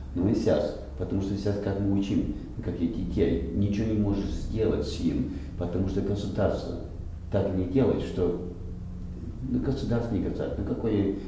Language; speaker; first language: Russian; early bilingual, other home language; English